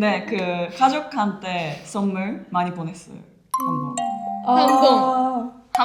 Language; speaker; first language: Korean; non-native, learner; Japanese